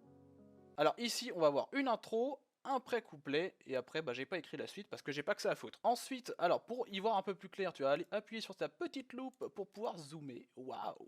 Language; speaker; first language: French; native; French